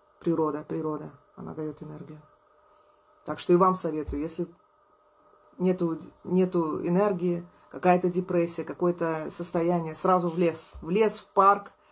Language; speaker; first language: Russian; native; Russian